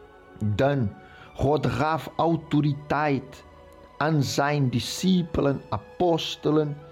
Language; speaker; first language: Dutch; non-native, local second language; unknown